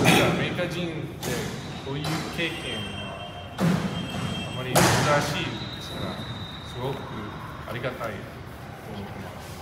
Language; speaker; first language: Japanese; non-native, learner; English